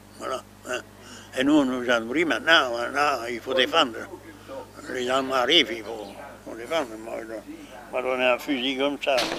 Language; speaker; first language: French; non-native, local second language; Swiss German